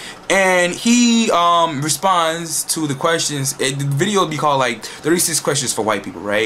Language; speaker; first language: English; native; English